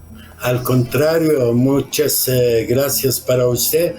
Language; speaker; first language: Spanish; non-native, fluent; Arabic